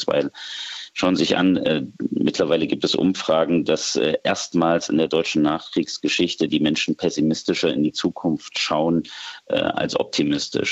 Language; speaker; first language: German; native; German